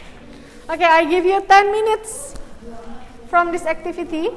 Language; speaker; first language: English; non-native, local second language; Indonesian